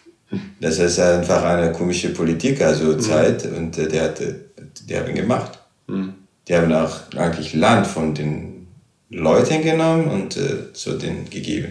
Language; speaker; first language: German; non-native, fluent; Arabic